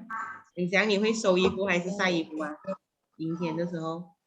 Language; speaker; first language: Chinese; native; Chinese